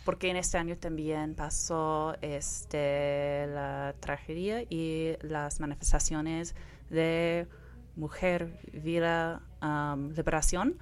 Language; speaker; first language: Spanish; non-native, fluent; English